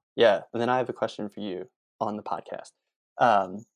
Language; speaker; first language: English; native; English